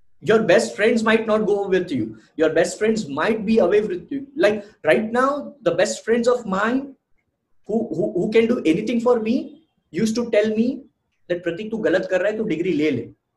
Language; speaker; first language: English; non-native, local second language; Hindi